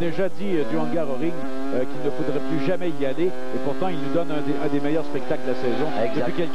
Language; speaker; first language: French; native; French